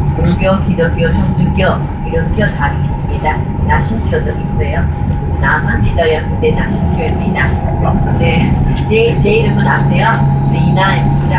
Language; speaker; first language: Korean; non-native, learner; Chinese